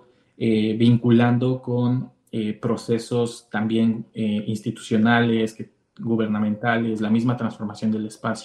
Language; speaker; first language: Spanish; native; Spanish